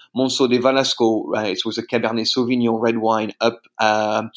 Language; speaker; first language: English; non-native, fluent; French